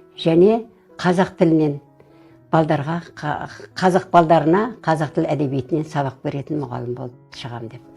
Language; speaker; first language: Kazakh; early bilingual, other home language; Russian